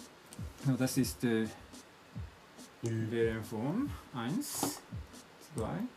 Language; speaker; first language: German; non-native, learner; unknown